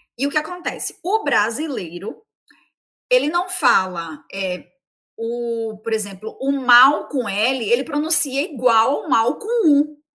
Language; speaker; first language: Portuguese; native; Portuguese